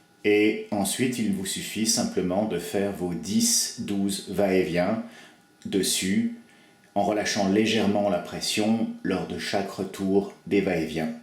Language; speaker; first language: French; native; French